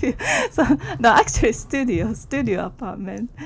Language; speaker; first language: English; non-native, learner; Japanese